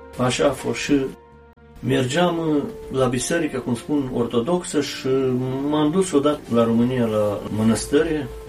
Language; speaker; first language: Romanian; early bilingual, heritage; Romanian